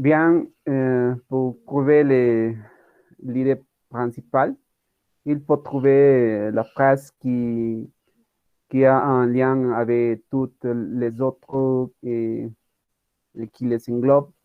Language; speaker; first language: French; non-native, learner; Spanish